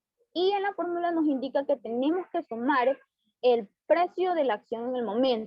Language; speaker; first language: Spanish; native; Spanish